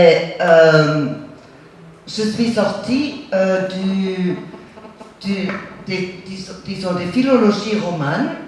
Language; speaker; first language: French; non-native, fluent; German